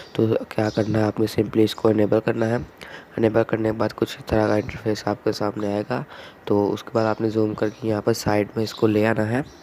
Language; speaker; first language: Urdu; non-native, local second language; Punjabi